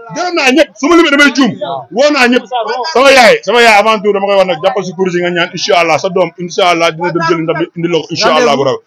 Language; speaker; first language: Wolof; native; Wolof